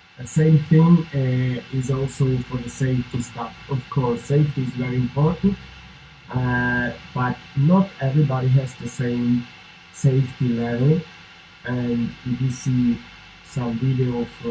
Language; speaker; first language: English; non-native, fluent; Italian